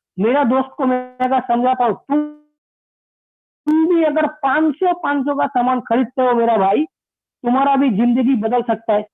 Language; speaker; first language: Hindi; non-native, local second language; Bangla